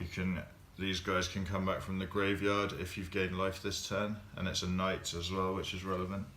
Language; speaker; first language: English; native; English